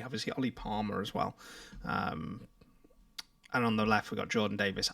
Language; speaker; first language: English; native; English